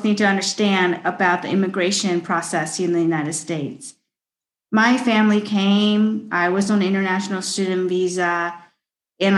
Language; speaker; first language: English; early bilingual, other home language; Chinese